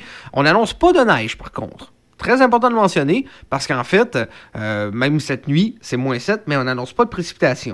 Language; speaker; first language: French; native; French